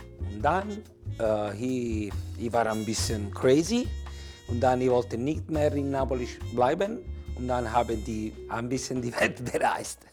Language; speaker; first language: German; non-native, learner; Italian